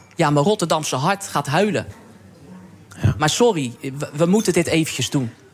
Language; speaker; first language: Dutch; native; Dutch